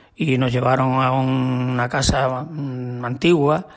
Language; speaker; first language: Spanish; native; Spanish